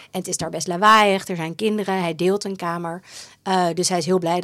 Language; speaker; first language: Dutch; native; Dutch